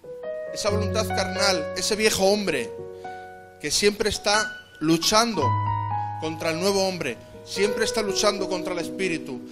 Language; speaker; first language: Spanish; native; Spanish